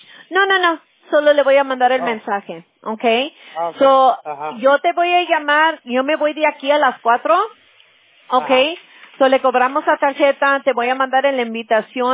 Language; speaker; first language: Spanish; early bilingual, heritage; Spanish